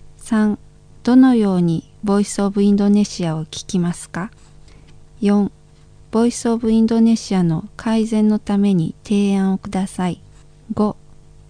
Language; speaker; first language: Japanese; non-native, fluent; Indonesian